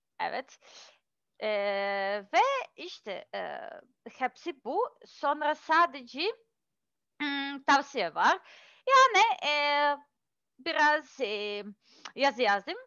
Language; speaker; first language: Turkish; non-native, learner; Russian